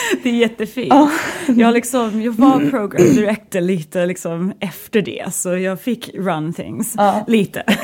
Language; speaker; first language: Swedish; non-native, fluent; English